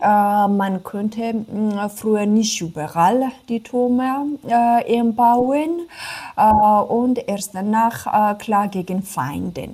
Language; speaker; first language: German; non-native, fluent; Georgian